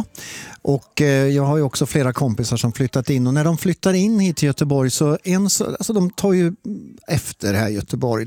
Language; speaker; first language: Swedish; native; Swedish